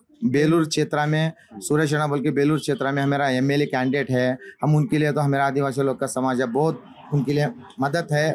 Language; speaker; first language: Hindi; non-native, local second language; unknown